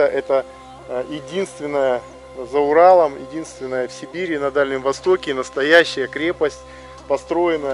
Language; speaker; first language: Russian; native; Russian